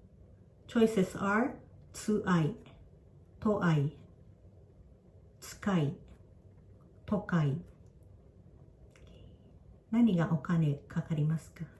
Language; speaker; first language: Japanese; non-native, fluent; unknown